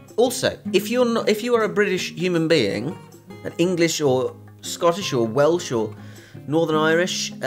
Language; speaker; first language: English; native; English